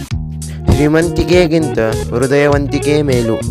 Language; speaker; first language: Kannada; native; Kannada